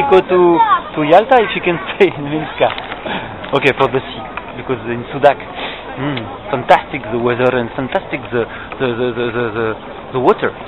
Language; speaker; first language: English; non-native, fluent; French